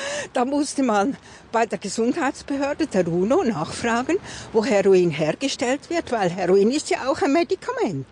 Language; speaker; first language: German; native; German